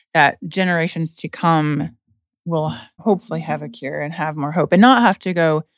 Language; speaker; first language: English; native; English